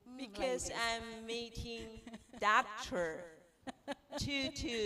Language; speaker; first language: English; non-native, learner; Chinese